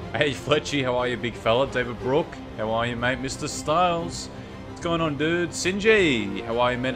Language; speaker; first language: English; native; English